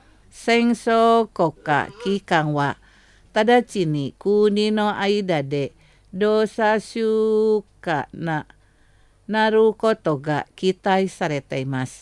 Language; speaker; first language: Japanese; non-native, fluent; Indonesian